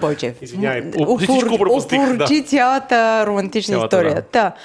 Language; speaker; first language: Bulgarian; native; Bulgarian